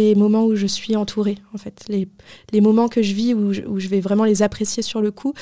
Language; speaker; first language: French; native; French